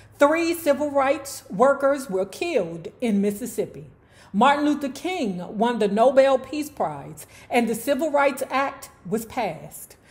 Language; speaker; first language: English; native; English